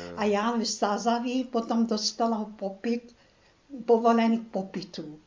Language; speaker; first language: Czech; non-native, local second language; German